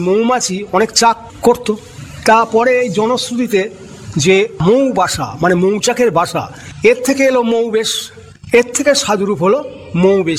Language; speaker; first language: Bangla; native; Bangla